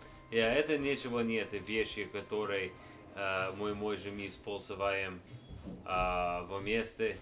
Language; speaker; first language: Russian; non-native, learner; English